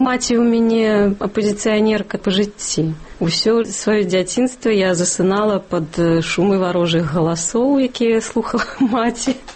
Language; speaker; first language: Belarusian; non-native, local second language; Russian